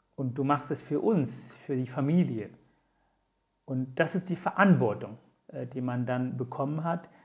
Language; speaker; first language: German; non-native, fluent; Tamil